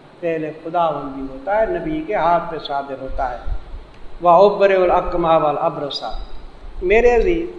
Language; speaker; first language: Urdu; non-native, local second language; Saraiki